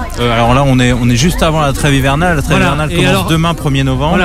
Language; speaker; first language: French; native; French